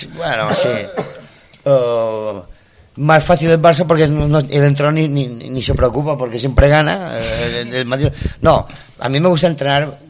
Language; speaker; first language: Spanish; non-native, local second language; Catalan